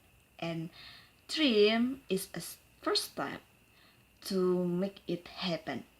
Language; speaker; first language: English; non-native, learner; Indonesian